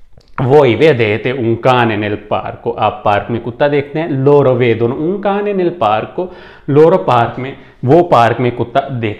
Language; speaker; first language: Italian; non-native, fluent; Urdu